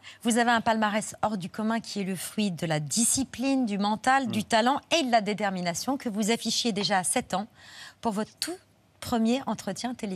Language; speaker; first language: French; native; French